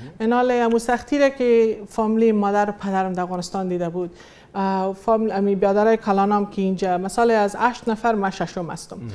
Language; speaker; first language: Persian; early bilingual, heritage; Persian